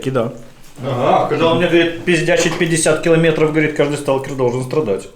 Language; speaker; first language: Russian; non-native, local second language; Ukrainian